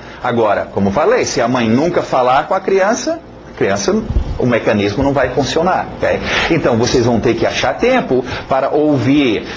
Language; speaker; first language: Portuguese; non-native, fluent; English